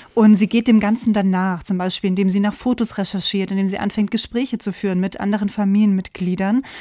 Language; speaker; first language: German; native; German